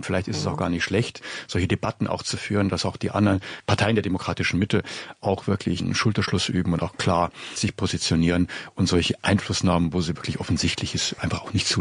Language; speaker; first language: German; native; German